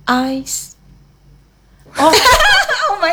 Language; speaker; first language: English; non-native, fluent; Indonesian